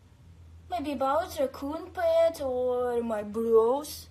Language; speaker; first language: English; non-native, learner; Russian